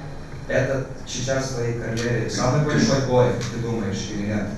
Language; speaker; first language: Russian; non-native, fluent; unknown